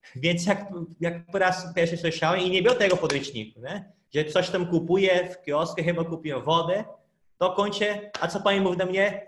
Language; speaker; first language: Polish; non-native, fluent; Portuguese